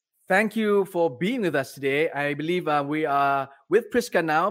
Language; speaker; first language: English; non-native, local second language; Malay